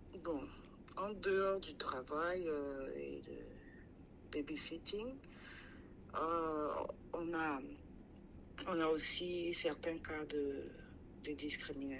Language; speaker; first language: French; non-native, local second language; Sango